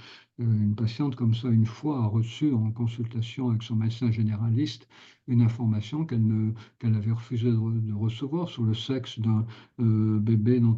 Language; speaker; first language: French; native; French